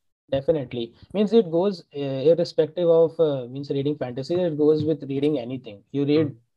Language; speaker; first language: English; non-native, local second language; Hindi